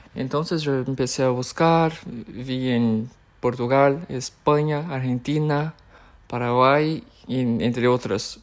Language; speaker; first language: Spanish; non-native, fluent; Portuguese